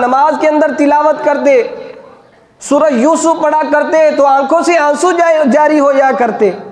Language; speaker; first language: Urdu; non-native, local second language; Punjabi